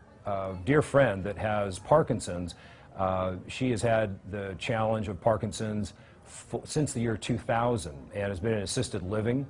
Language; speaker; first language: English; native; English